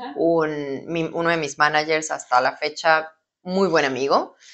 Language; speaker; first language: Spanish; native; Spanish